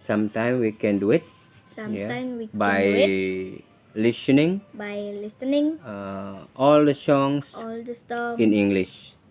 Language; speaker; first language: English; non-native, learner; Balinese